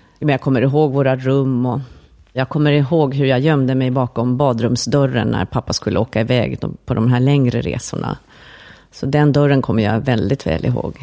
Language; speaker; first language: Swedish; early bilingual, other home language; Finnish